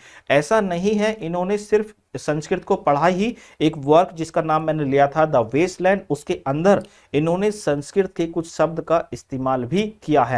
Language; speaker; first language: Hindi; native; Hindi